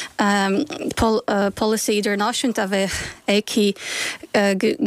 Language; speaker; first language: Irish; non-native, fluent; Ukrainian